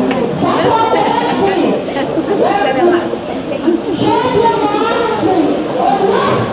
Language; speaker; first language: German; non-native, fluent; Persian